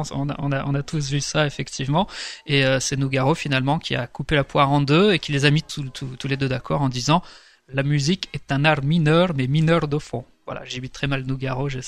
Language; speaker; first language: French; native; French